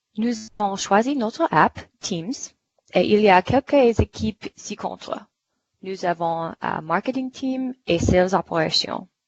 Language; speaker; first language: French; non-native, fluent; English